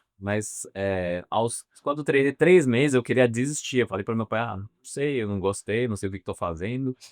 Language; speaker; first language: Portuguese; non-native, fluent; Chinese